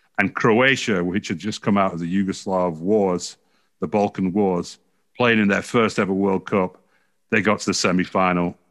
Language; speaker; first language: English; native; English